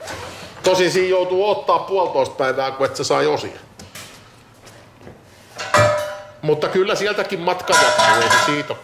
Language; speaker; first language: Finnish; native; Finnish